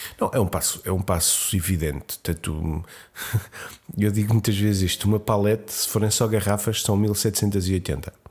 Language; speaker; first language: Portuguese; native; Portuguese